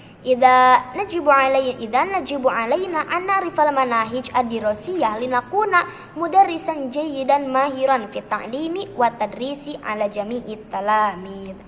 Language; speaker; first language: Arabic; non-native, learner; Indonesian